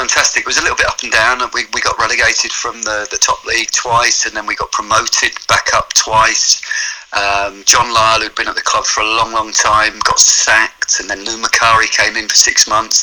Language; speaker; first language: English; native; English